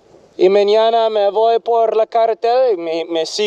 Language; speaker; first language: Spanish; non-native, fluent; English